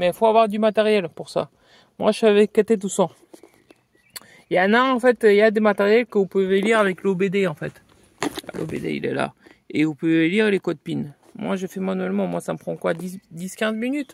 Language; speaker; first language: French; native; French